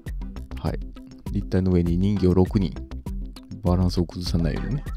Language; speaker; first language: Japanese; native; Japanese